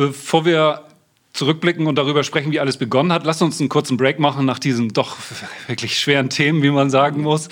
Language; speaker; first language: German; native; German